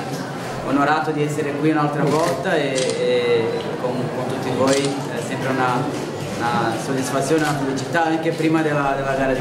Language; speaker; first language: Italian; non-native, fluent; Portuguese